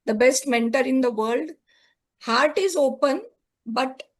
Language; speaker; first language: English; non-native, local second language; Hindi